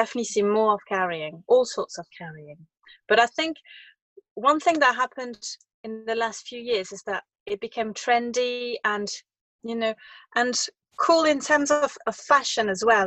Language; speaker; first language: English; non-native, fluent; French